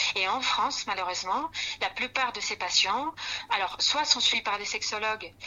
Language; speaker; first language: French; non-native, fluent; Spanish